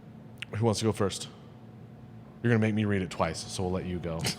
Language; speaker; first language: English; native; English